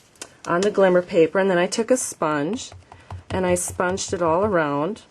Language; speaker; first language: English; native; English